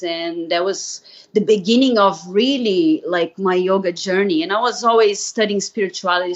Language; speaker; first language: English; non-native, fluent; Portuguese